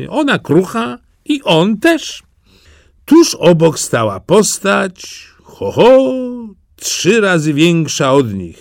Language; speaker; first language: Polish; native; Polish